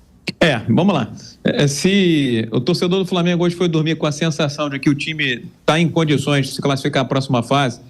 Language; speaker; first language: Portuguese; native; Portuguese